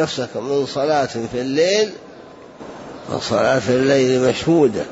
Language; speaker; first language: Arabic; native; Arabic